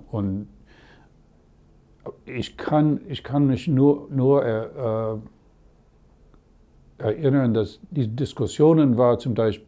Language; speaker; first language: German; non-native, learner; English